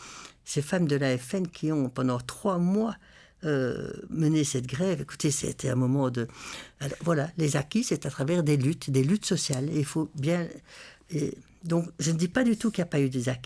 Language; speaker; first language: French; native; French